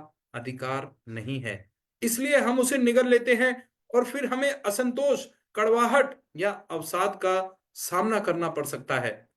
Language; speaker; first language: Hindi; native; Hindi